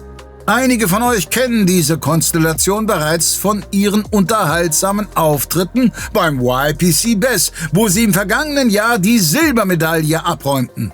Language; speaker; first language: German; native; German